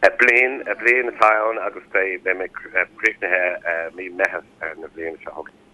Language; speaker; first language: Irish; non-native, local second language; English